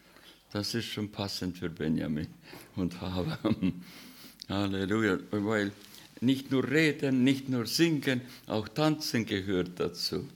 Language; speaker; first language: German; non-native, fluent; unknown